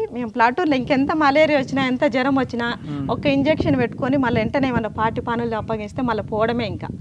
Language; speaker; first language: Telugu; native; Telugu